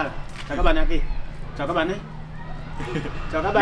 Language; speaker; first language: Vietnamese; non-native, learner; Portuguese